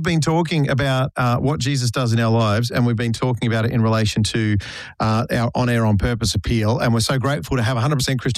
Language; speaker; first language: English; native; English